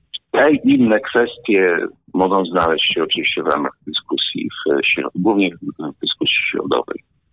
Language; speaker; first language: Polish; native; Polish